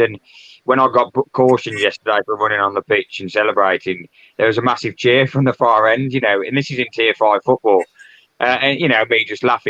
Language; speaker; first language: English; native; English